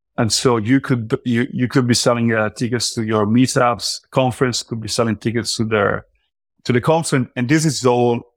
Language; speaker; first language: English; non-native, fluent; Italian